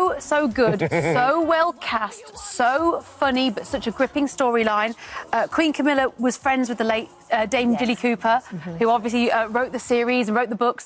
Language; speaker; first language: English; native; English